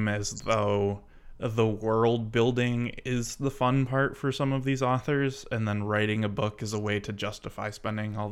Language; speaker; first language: English; native; English